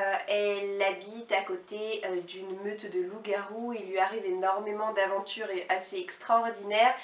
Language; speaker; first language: French; native; French